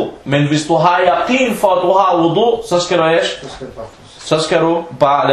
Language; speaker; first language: Danish; early bilingual, other home language; Arabic